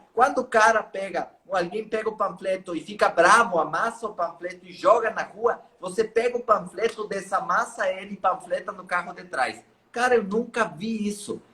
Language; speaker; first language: Portuguese; non-native, fluent; Spanish